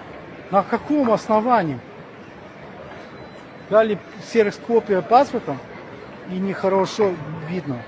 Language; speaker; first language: Russian; non-native, fluent; Romanian